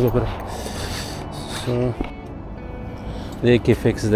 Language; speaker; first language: Norwegian; non-native, learner; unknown